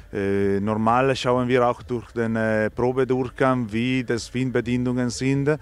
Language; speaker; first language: German; non-native, learner; Italian